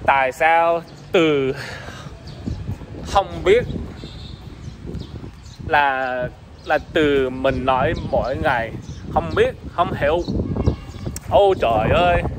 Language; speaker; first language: Vietnamese; non-native, learner; English